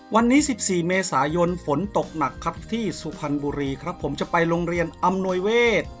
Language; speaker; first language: Thai; native; Thai